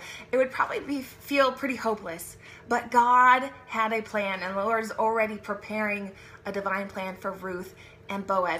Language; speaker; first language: English; native; English